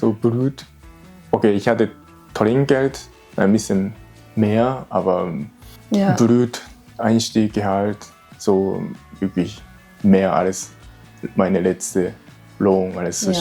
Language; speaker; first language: German; non-native, learner; Japanese